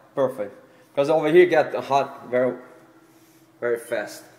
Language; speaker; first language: English; non-native, learner; Portuguese